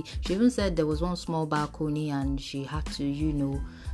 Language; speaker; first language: English; non-native, local second language; Yoruba